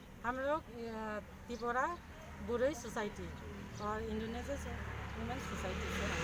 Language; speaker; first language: Hindi; non-native, local second language; Kok Borok